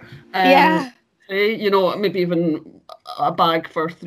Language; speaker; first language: English; native; English